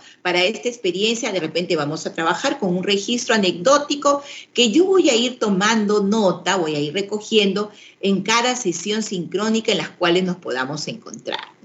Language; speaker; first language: Spanish; native; Spanish